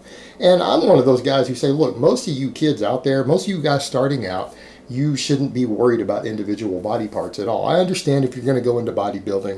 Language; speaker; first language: English; native; English